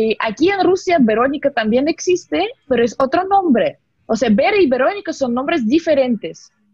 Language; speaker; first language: Spanish; non-native, fluent; Russian